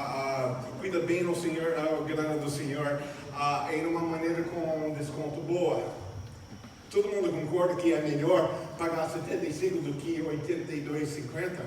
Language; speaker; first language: Portuguese; non-native, fluent; English